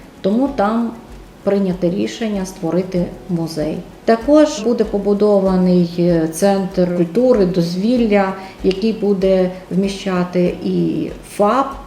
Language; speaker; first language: Ukrainian; native; Ukrainian